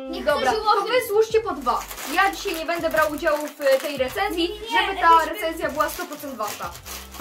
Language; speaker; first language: Polish; native; Polish